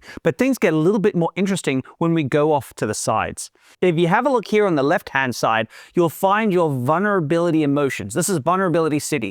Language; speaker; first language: English; native; English